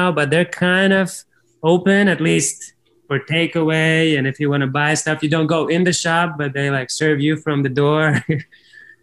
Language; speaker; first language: English; non-native, fluent; Latvian